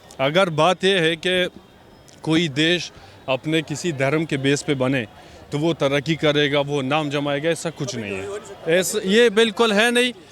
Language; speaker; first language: Hindi; non-native, fluent; Persian